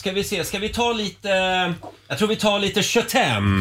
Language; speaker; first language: Swedish; native; Swedish